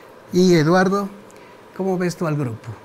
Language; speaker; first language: Spanish; native; Spanish